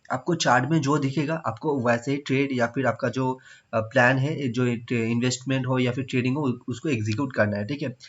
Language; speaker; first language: Hindi; non-native, local second language; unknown